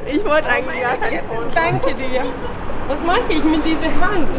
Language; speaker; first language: German; non-native, fluent; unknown